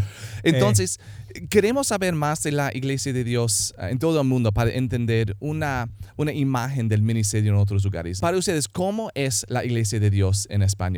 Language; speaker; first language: Spanish; non-native, fluent; English